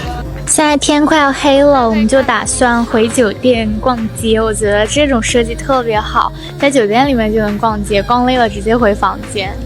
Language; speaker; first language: Chinese; native; Chinese